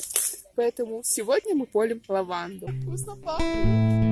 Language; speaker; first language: Russian; native; Russian